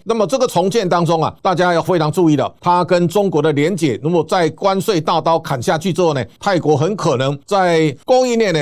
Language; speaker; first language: Chinese; native; Chinese